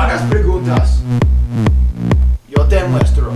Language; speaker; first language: Spanish; non-native, learner; English